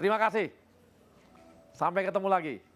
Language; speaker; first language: Indonesian; native; Indonesian